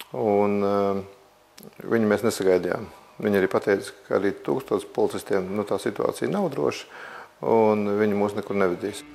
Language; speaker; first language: Latvian; native; Latvian